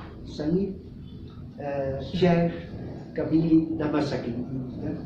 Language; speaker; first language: Indonesian; non-native, fluent; Dutch